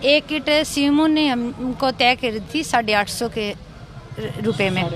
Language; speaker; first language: Hindi; native; Hindi